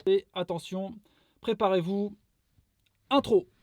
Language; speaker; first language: French; native; French